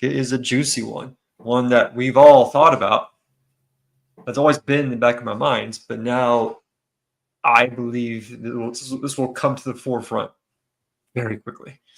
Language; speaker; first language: English; native; English